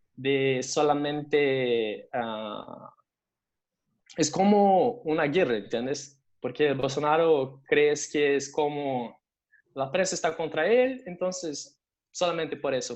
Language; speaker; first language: Spanish; non-native, fluent; Portuguese